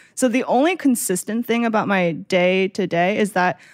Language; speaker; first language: English; native; English